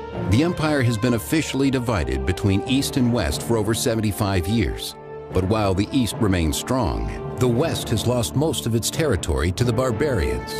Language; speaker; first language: English; native; English